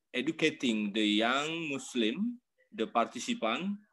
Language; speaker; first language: English; non-native, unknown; Indonesian